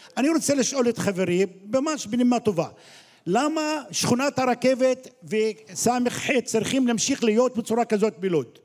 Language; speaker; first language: Hebrew; non-native, local second language; Arabic